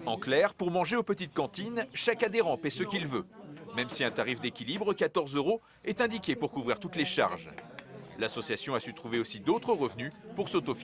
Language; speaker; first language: French; native; French